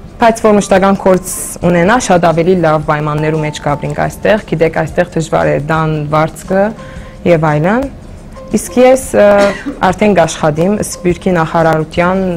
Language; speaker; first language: Armenian; early bilingual, heritage; Armenian